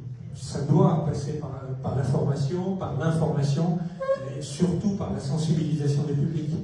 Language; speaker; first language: French; native; French